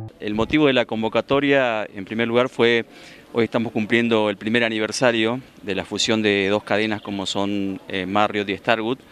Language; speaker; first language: Spanish; native; Spanish